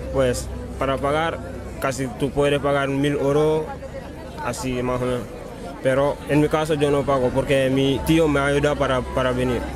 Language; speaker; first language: Spanish; non-native, learner; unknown